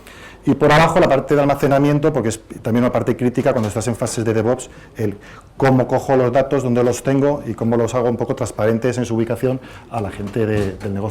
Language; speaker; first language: Spanish; native; Spanish